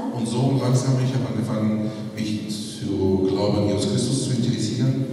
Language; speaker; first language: German; non-native, fluent; Russian